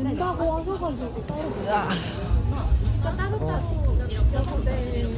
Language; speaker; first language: Korean; non-native, learner; Thai